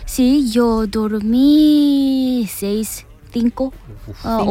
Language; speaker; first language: Spanish; non-native, learner; Korean